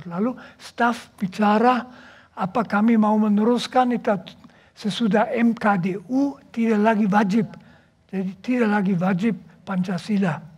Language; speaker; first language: Indonesian; non-native, fluent; German